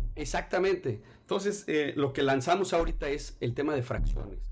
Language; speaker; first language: Spanish; native; Spanish